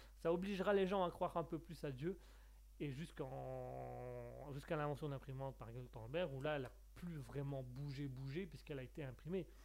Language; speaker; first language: French; native; French